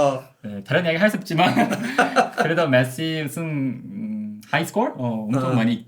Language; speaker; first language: Korean; non-native, learner; Portuguese